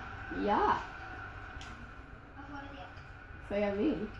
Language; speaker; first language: Swedish; early bilingual, other home language; Kurdish